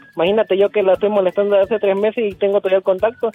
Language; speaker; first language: Spanish; native; Spanish